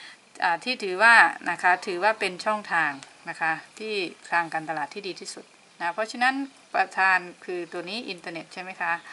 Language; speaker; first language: Thai; native; Thai